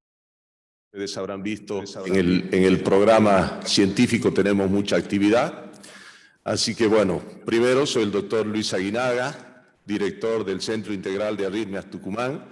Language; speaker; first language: Spanish; native; Spanish